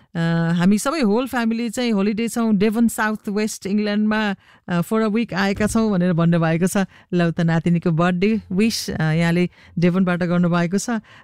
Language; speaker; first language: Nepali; native; Nepali